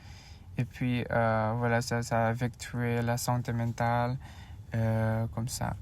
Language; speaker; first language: French; non-native, learner; Indonesian